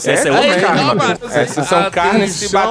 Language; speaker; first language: Portuguese; native; Portuguese